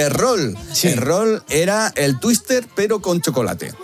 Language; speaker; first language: Spanish; native; Spanish